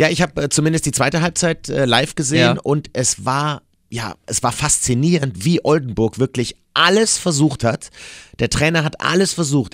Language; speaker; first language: German; native; German